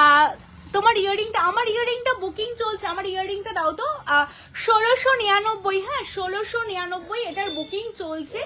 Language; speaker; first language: Bangla; native; Bangla